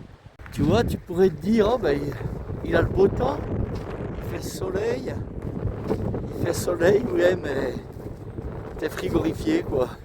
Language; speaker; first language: French; native; French